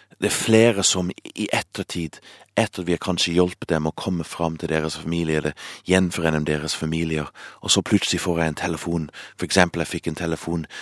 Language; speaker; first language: Norwegian; non-native, fluent; English